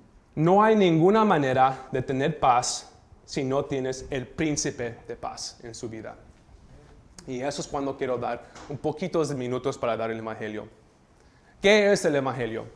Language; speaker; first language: Spanish; early bilingual, heritage; Spanish